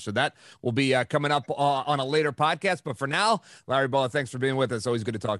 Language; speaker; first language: English; native; English